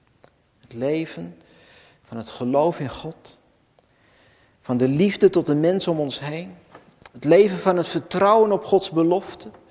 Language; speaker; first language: Dutch; native; Dutch